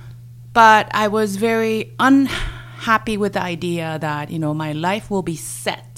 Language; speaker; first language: English; non-native, fluent; Korean